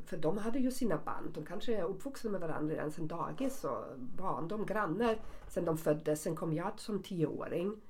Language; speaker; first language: Swedish; early bilingual, other home language; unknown